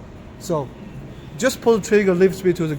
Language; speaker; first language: English; non-native, learner; Chinese